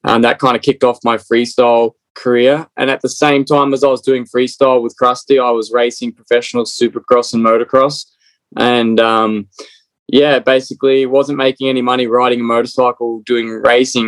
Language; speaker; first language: English; native; English